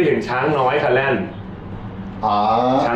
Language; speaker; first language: Thai; native; Thai